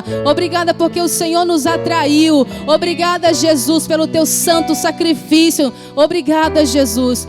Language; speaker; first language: Portuguese; native; Portuguese